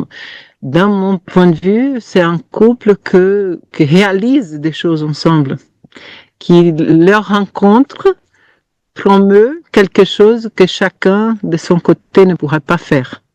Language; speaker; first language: French; non-native, fluent; Portuguese